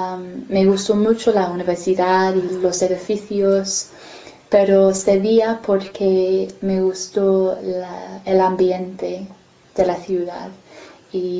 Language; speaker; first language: Spanish; non-native, fluent; English